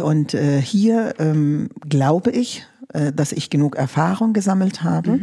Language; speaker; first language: German; non-native, fluent; Arabic